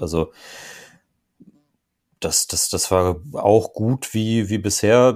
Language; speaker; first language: German; native; German